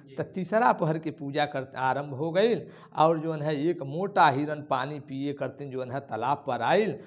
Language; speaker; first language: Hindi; native; Hindi